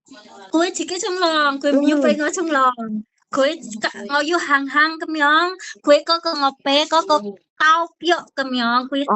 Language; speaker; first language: Cantonese; non-native, learner; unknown